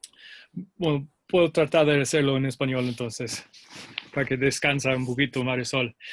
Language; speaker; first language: Spanish; non-native, fluent; English